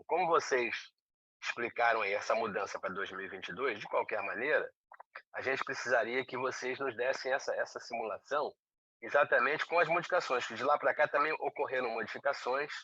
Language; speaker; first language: Portuguese; native; Portuguese